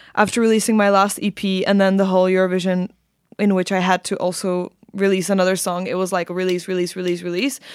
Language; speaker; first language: English; non-native, fluent; Czech